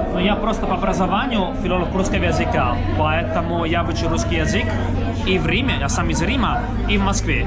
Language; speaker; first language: Russian; non-native, fluent; Italian